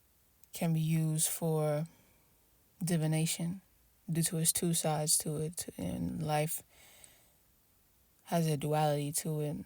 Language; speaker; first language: English; native; English